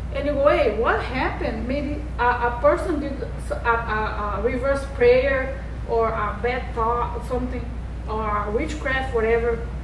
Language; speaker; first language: English; non-native, fluent; Portuguese